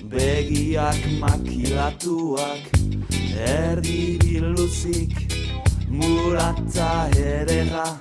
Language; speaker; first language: Basque; native; Basque